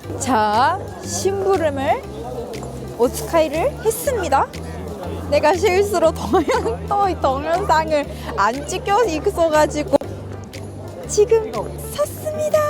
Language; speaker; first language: Korean; non-native, learner; Japanese